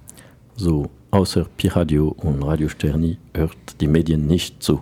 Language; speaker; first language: German; non-native, learner; French